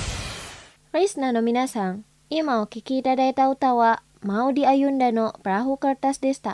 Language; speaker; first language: Japanese; non-native, fluent; Indonesian